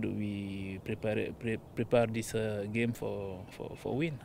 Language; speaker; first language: English; non-native, learner; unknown